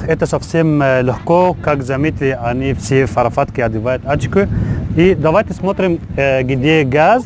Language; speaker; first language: Russian; non-native, learner; Arabic